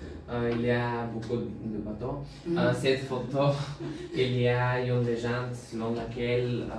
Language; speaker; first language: French; non-native, learner; Bulgarian